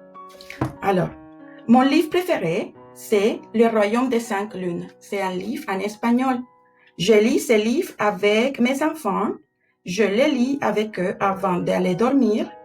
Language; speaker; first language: French; non-native, fluent; Spanish